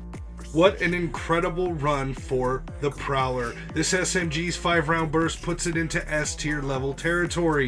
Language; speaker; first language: English; native; English